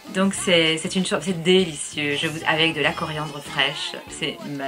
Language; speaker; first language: French; early bilingual, other home language; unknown